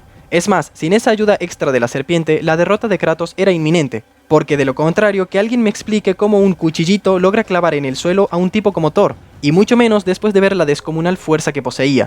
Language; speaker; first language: Spanish; native; Spanish